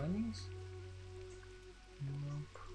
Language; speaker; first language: English; native; English